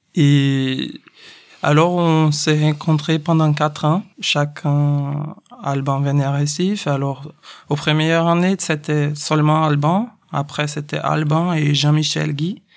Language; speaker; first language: French; non-native, fluent; Portuguese